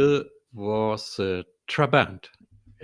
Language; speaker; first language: English; non-native, learner; German